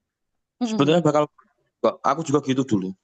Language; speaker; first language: Indonesian; native; Indonesian